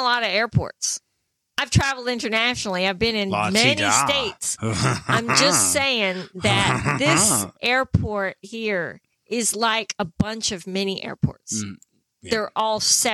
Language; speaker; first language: English; native; English